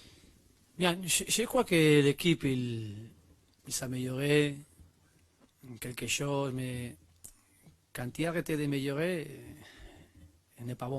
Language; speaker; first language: French; non-native, learner; Spanish